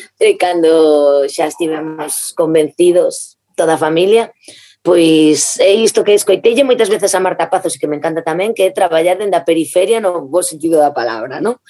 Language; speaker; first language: Galician; native; Galician